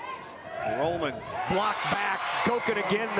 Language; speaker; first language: English; native; English